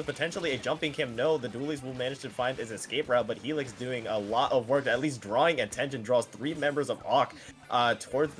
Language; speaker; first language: English; native; English